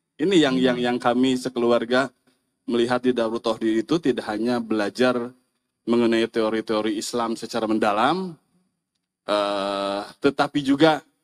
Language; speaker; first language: Indonesian; native; Indonesian